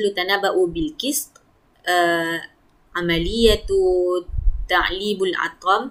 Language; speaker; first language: Arabic; non-native, learner; Malay